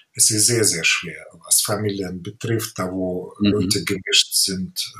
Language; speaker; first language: German; non-native, fluent; Ukrainian